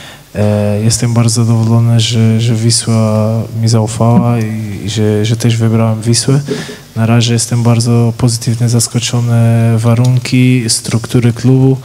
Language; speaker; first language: Polish; non-native, fluent; Portuguese